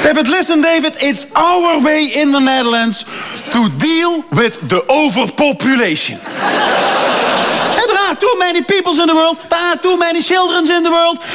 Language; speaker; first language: English; non-native, fluent; Dutch